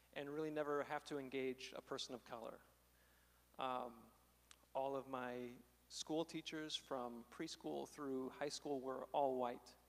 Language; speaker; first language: English; native; English